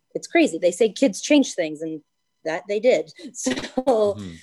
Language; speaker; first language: English; native; English